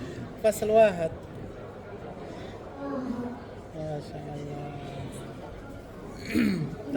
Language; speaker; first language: Arabic; non-native, fluent; Indonesian